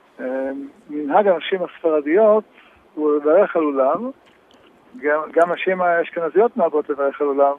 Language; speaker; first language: Hebrew; native; Hebrew